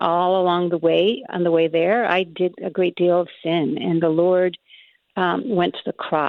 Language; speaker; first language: English; non-native, fluent; Spanish